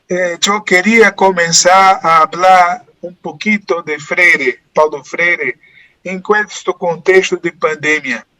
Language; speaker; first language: Spanish; non-native, learner; Portuguese